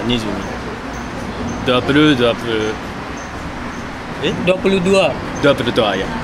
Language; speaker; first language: Indonesian; non-native, learner; Japanese